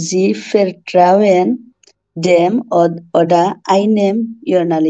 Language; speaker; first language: German; non-native, learner; Bangla